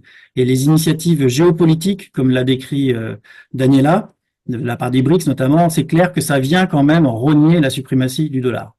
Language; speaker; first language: French; native; French